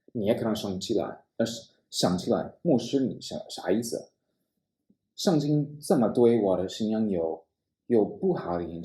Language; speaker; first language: Chinese; non-native, fluent; English